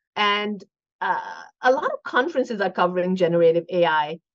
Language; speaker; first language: English; non-native, local second language; Hindi